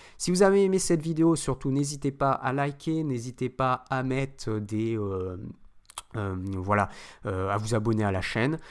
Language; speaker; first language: French; native; French